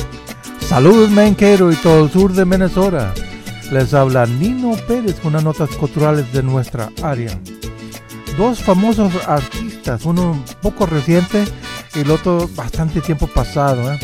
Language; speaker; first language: Spanish; early bilingual, heritage; Spanish